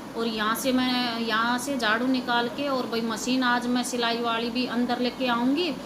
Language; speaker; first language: Hindi; native; Hindi